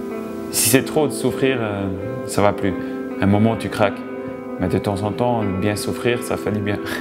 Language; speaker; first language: French; non-native, local second language; German